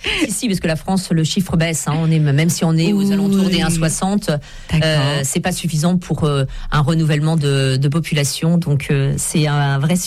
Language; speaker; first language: French; native; French